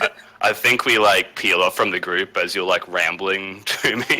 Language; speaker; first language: English; native; English